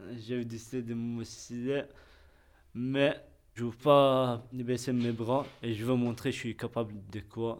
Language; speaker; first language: French; non-native, fluent; Persian